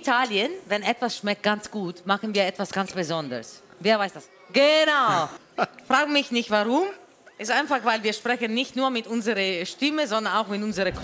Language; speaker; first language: German; non-native, fluent; Italian